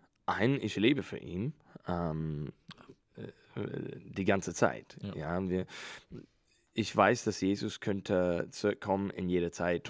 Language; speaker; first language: German; non-native, learner; English